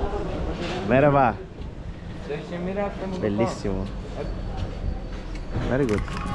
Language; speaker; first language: English; non-native, learner; Italian